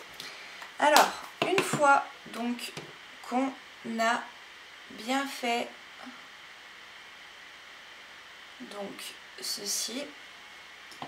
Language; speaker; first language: French; native; French